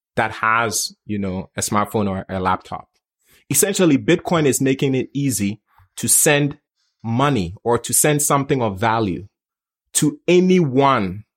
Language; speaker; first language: English; non-native, local second language; Akan